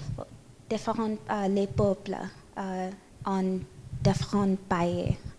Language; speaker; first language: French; non-native, learner; English